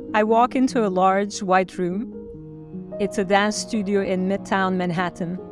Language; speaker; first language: English; non-native, fluent; Turkish